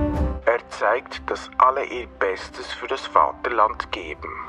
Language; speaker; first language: German; native; German